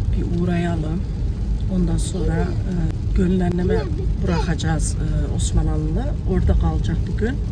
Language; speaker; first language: Turkish; early bilingual, heritage; Turkish